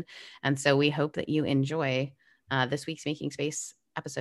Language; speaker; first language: English; native; English